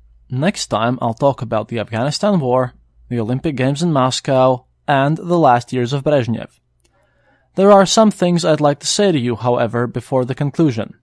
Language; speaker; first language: English; non-native, fluent; Latvian